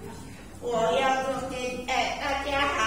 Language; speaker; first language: Chinese; early bilingual, heritage; Indonesian